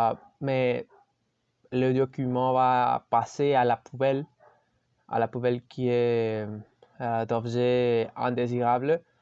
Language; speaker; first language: French; non-native, learner; Spanish